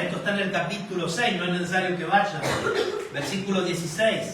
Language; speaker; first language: Spanish; native; Spanish